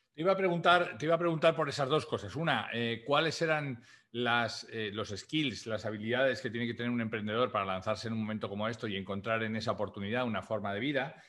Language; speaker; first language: Spanish; native; Spanish